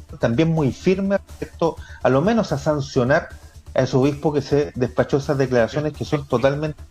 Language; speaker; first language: Spanish; native; Spanish